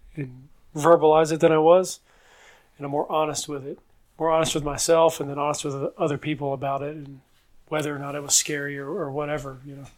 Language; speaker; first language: English; native; English